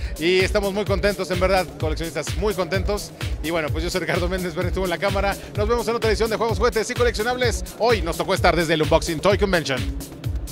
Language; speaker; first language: Spanish; native; Spanish